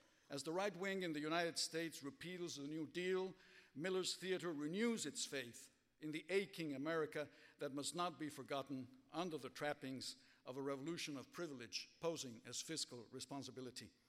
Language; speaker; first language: English; early bilingual, other home language; Spanish